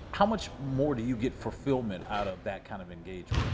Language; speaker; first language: English; native; English